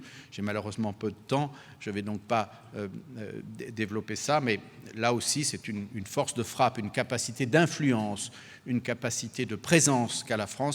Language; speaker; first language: French; native; French